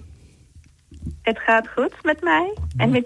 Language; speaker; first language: Dutch; non-native, fluent; Turkish